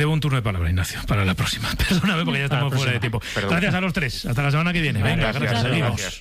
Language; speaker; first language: Spanish; native; Spanish